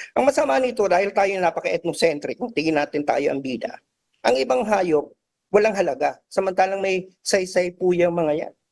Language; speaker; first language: Filipino; native; Filipino